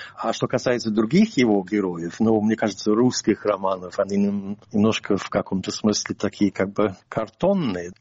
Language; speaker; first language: Russian; non-native, fluent; English